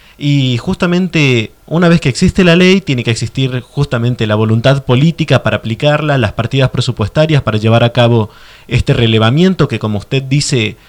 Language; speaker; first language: Spanish; native; Spanish